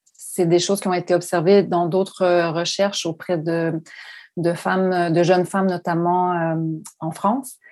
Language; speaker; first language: French; native; French